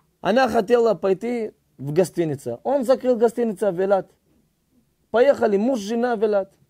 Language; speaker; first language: Russian; early bilingual, heritage; Hebrew